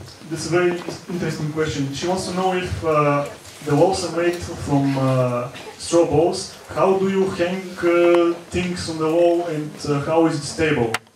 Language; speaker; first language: English; non-native, fluent; Bulgarian